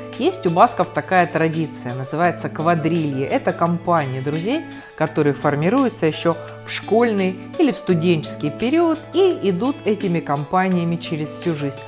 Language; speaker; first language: Russian; native; Russian